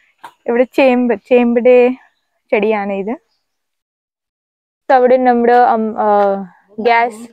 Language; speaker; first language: Malayalam; non-native, learner; Hindi